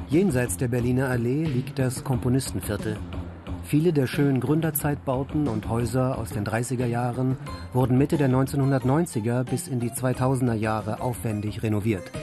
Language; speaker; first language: German; native; German